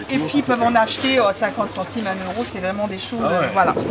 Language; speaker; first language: French; native; French